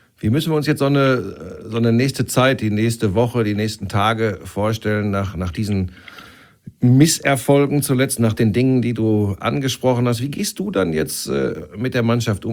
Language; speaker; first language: German; native; German